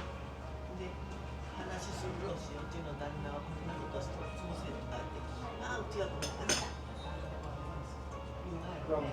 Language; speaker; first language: Japanese; native; Japanese